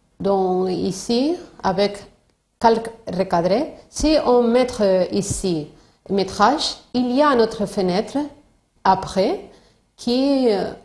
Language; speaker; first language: French; non-native, learner; Spanish